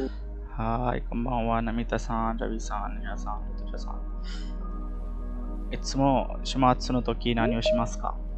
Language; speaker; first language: Japanese; non-native, fluent; Hindi